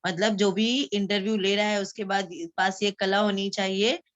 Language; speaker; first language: Hindi; non-native, local second language; Marathi